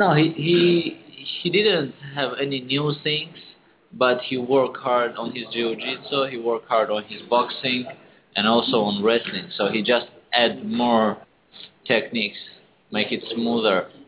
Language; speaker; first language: English; non-native, fluent; Chinese